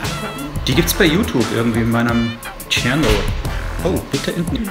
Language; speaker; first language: German; native; German